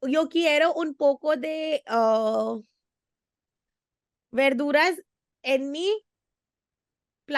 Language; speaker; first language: Spanish; non-native, fluent; Hindi